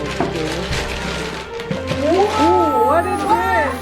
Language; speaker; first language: English; non-native, learner; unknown